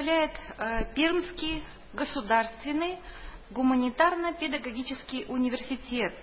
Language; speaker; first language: Russian; native; Russian